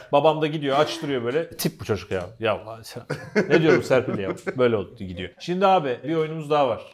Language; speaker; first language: Turkish; native; Turkish